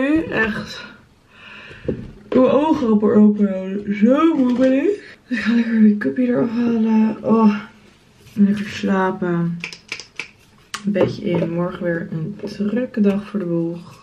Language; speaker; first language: Dutch; native; Dutch